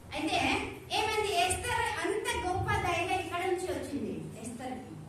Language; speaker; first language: Telugu; non-native, learner; Odia